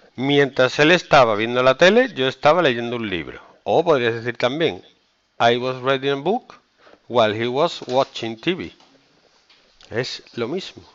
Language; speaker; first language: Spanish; native; Spanish